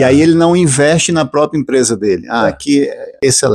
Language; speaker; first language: Portuguese; native; Portuguese